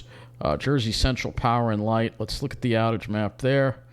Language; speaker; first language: English; native; English